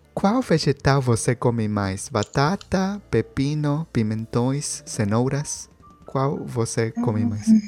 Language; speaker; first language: Portuguese; non-native, learner; Spanish